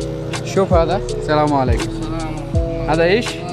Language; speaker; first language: Arabic; non-native, learner; Bangla